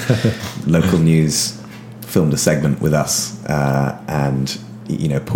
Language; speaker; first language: English; native; English